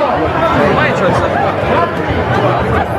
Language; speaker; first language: Italian; native; Italian